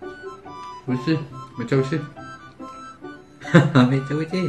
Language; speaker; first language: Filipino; non-native, local second language; Hiligaynon